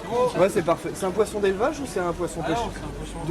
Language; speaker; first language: French; native; French